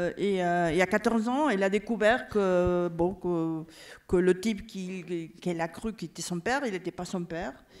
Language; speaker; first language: French; non-native, fluent; Catalan